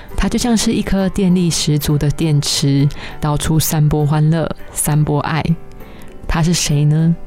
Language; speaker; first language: Chinese; native; Chinese